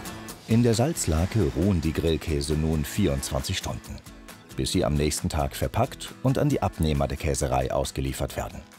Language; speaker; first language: German; native; German